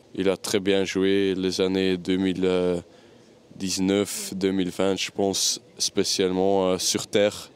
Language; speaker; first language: French; non-native, local second language; Dutch